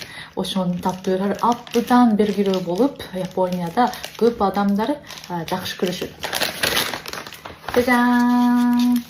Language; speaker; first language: Kyrgyz; non-native, learner; Japanese